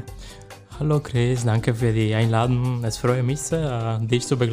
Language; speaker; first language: German; non-native, learner; Spanish